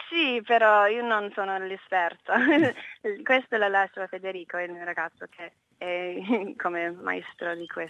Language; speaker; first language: Italian; non-native, learner; English